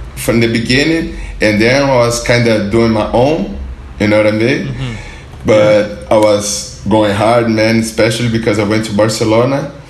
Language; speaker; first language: English; non-native, learner; Portuguese